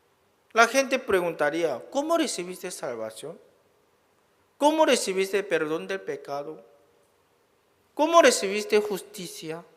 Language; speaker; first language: Spanish; non-native, learner; Korean